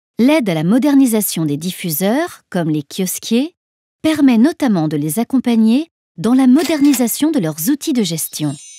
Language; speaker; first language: French; native; French